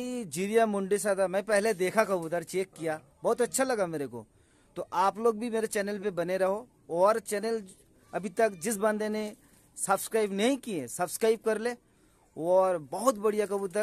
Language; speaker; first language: Hindi; non-native, local second language; Bangla